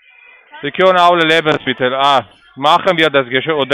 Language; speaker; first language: German; non-native, learner; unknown